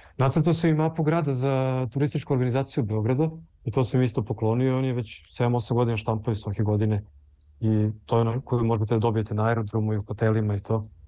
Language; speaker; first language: Serbian; early bilingual, heritage; Serbian